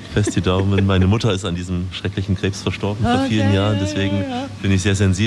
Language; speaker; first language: German; native; German